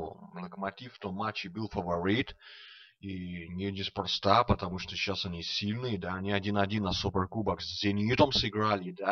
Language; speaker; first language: Russian; non-native, fluent; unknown